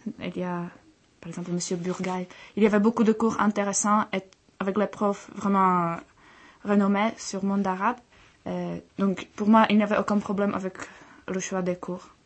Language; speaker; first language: French; non-native, fluent; Czech